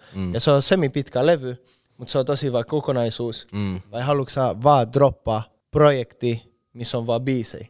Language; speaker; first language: Finnish; non-native, fluent; Spanish